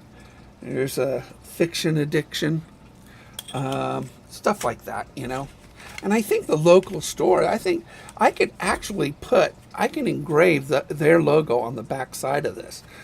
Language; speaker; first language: English; native; English